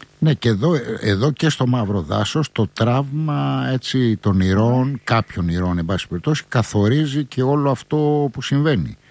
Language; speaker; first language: Greek; native; Greek